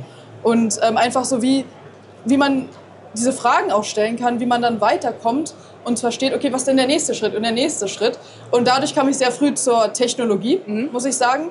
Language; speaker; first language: German; native; German